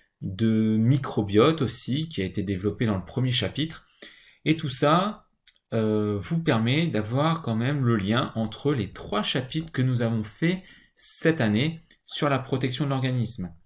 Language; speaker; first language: French; native; French